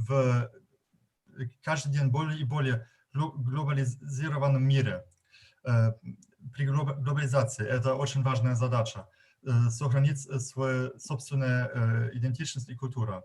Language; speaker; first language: Russian; non-native, fluent; German